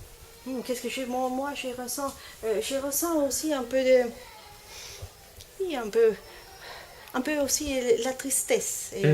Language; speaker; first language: French; non-native, learner; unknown